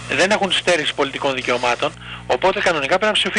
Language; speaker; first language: Greek; native; Greek